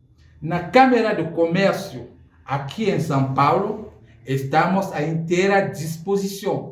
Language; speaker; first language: Portuguese; non-native, fluent; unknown